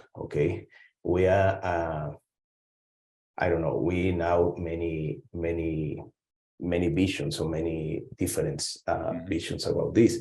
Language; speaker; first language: English; non-native, learner; Spanish